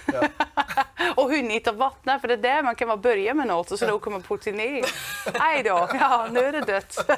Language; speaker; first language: Swedish; non-native, fluent; Dutch